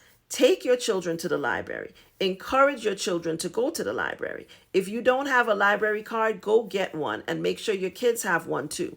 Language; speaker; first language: English; native; English